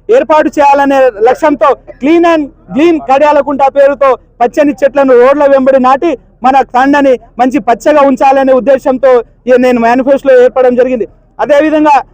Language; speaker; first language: Telugu; native; Telugu